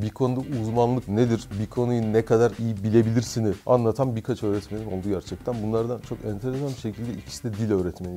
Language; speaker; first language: Turkish; native; Turkish